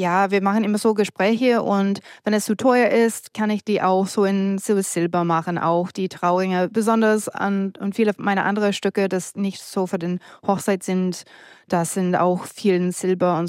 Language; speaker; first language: German; non-native, fluent; English